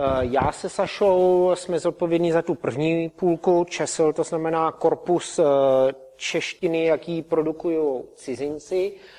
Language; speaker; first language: Czech; native; Czech